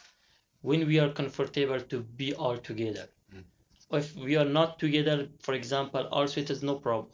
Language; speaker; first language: English; non-native, learner; Persian